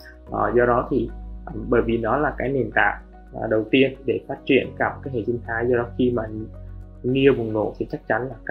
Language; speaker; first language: Vietnamese; native; Vietnamese